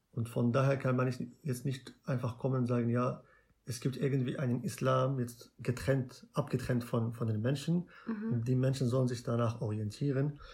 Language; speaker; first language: German; non-native, fluent; Arabic